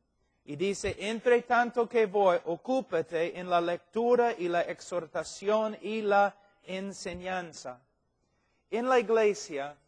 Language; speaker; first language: Spanish; non-native, fluent; English